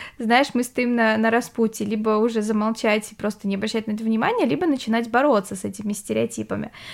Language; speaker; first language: Russian; native; Russian